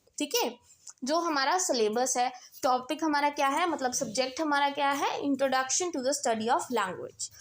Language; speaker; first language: Hindi; non-native, local second language; Punjabi